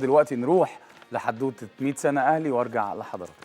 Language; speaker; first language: Arabic; native; Arabic